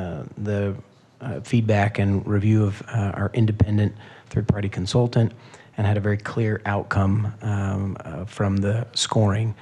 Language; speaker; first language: English; native; English